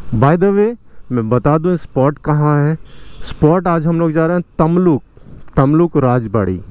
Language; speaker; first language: Hindi; non-native, local second language; Bangla